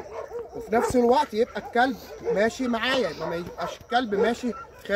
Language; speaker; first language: Arabic; native; Arabic